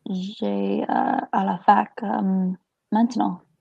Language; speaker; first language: French; non-native, learner; English